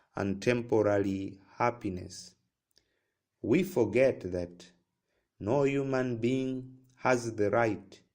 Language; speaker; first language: English; non-native, local second language; Swahili